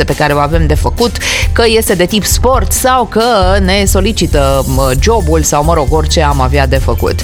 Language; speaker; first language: Romanian; native; Romanian